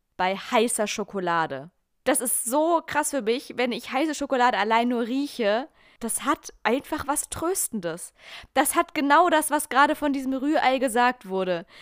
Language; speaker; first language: German; native; German